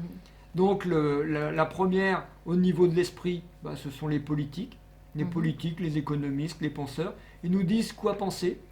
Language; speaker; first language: French; native; French